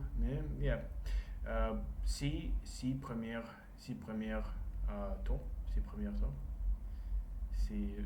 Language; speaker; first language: French; non-native, learner; Russian